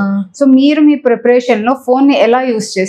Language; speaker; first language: Telugu; native; Telugu